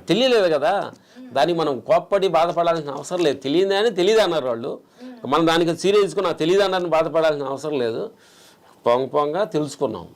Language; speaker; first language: Telugu; native; Telugu